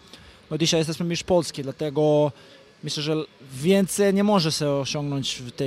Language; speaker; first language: Polish; non-native, fluent; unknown